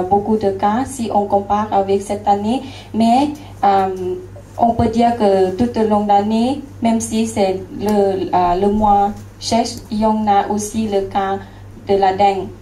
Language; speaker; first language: French; non-native, learner; Lao